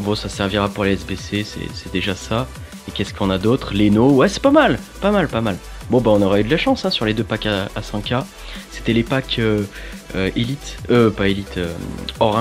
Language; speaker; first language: French; native; French